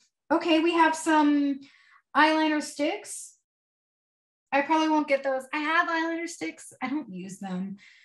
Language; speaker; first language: English; native; English